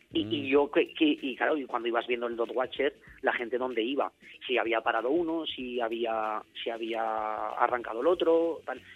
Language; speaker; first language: Spanish; native; Spanish